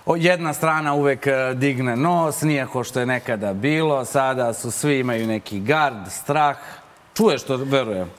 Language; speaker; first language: Bosnian; native; Bosnian